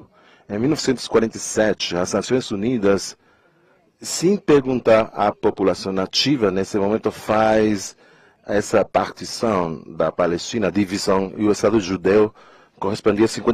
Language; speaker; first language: Portuguese; non-native, fluent; Spanish